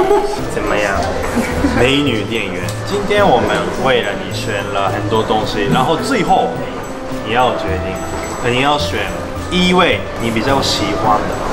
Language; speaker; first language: Chinese; non-native, learner; Japanese